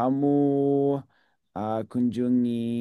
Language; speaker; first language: Indonesian; non-native, learner; English